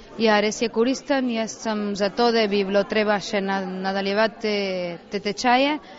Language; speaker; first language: Slovenian; early bilingual, heritage; Slovenian